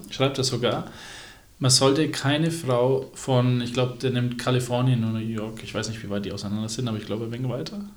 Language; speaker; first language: German; native; German